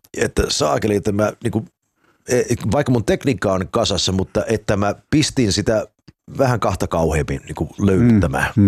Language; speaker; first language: Finnish; early bilingual, heritage; Finnish